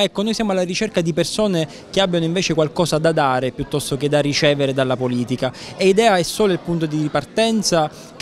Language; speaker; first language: Italian; native; Italian